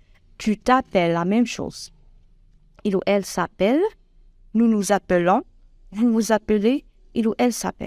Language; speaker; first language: French; non-native, local second language; Arabic